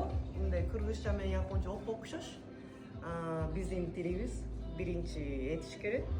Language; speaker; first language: Kyrgyz; non-native, fluent; Japanese